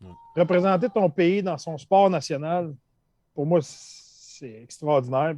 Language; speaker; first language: French; native; French